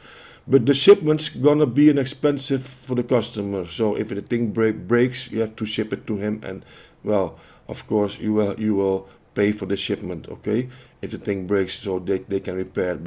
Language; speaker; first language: English; non-native, fluent; Dutch